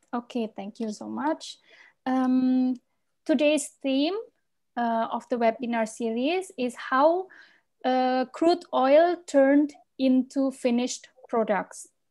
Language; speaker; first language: English; non-native, fluent; Indonesian